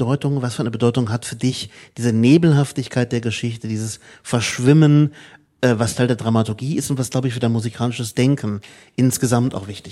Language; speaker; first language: German; native; German